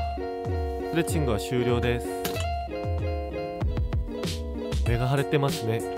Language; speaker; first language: Japanese; non-native, fluent; Korean